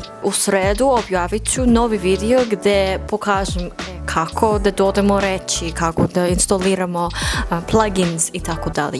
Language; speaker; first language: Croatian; non-native, fluent; English